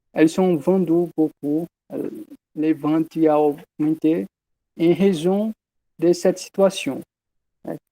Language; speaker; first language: French; non-native, learner; Portuguese